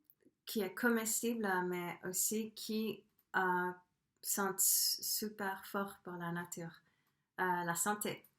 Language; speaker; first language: French; non-native, fluent; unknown